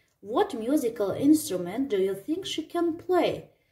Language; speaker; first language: English; non-native, fluent; Azerbaijani